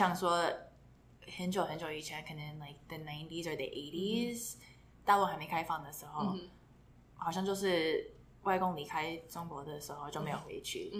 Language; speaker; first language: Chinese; early bilingual, heritage; Chinese